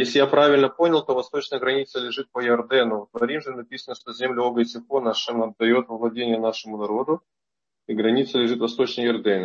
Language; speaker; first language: Russian; native; Russian